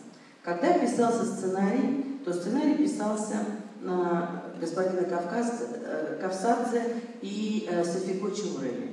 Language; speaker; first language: Russian; native; Russian